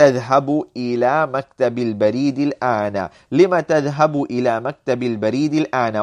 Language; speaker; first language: Arabic; non-native, fluent; English